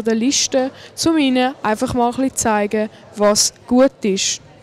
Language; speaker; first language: German; native; German